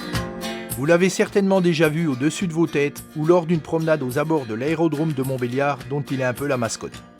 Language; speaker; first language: French; native; French